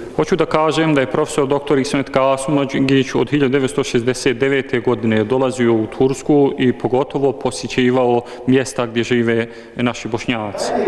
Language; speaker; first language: Bosnian; early bilingual, heritage; Bosnian